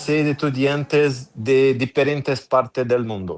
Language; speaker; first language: Spanish; non-native, fluent; Portuguese